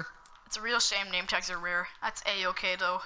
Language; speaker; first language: English; native; English